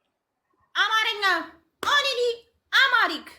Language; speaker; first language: English; non-native, learner; Amharic